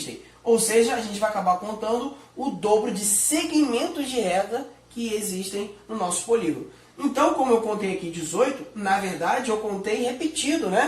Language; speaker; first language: Portuguese; native; Portuguese